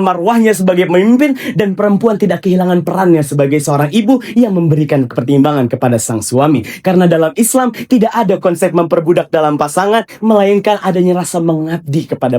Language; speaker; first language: Indonesian; native; Indonesian